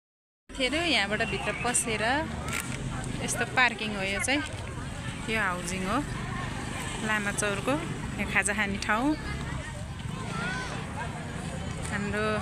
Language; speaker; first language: Nepali; native; Nepali